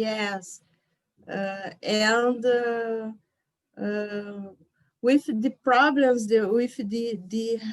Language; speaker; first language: English; non-native, learner; Portuguese